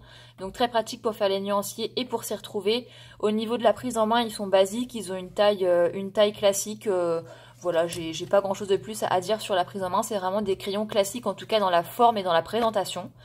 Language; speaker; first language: French; native; French